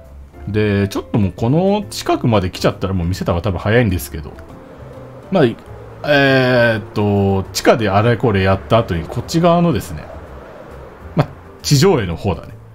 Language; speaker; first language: Japanese; native; Japanese